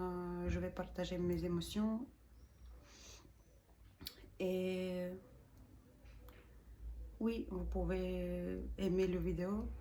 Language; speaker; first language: French; non-native, learner; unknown